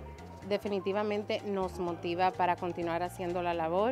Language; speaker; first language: Spanish; early bilingual, other home language; English